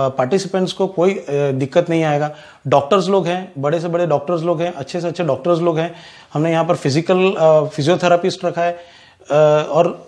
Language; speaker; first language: Hindi; non-native, local second language; Gujarati